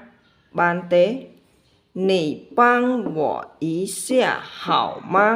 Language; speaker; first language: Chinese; non-native, fluent; Khmer